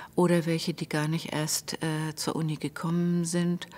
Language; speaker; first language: German; native; German